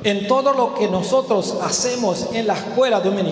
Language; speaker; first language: Spanish; non-native, learner; Romanian